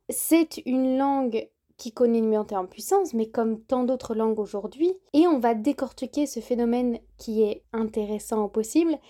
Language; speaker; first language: French; native; French